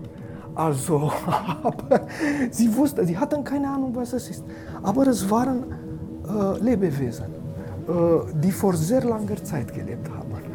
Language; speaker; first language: German; non-native, fluent; Romanian